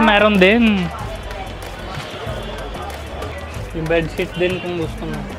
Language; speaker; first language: Filipino; non-native, learner; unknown